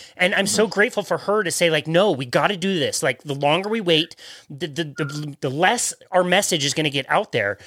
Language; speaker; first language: English; native; English